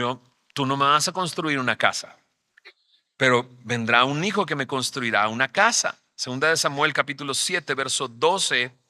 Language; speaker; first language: Spanish; native; Spanish